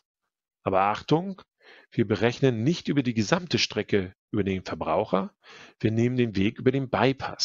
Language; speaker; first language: German; native; German